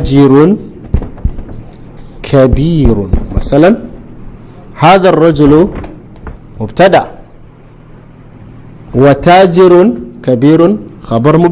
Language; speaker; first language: Arabic; non-native, fluent; Hausa